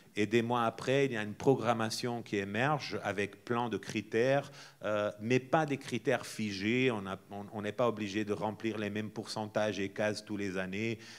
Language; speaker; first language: French; non-native, fluent; Portuguese